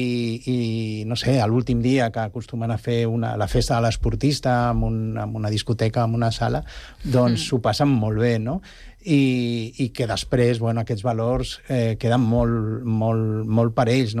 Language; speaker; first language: Catalan; native; Catalan